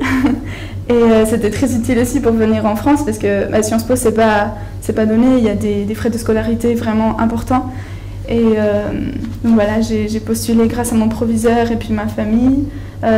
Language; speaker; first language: French; non-native, fluent; Spanish